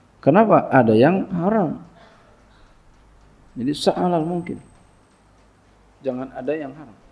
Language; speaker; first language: Indonesian; native; Indonesian